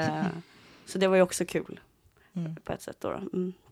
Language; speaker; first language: Swedish; native; Swedish